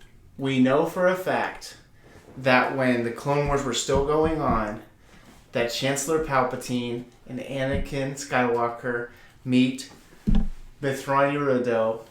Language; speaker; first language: English; native; English